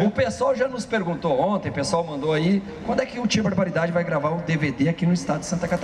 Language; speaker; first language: Portuguese; native; Portuguese